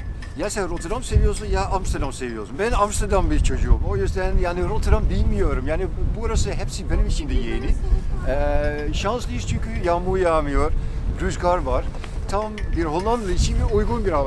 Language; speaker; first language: Turkish; non-native, fluent; Dutch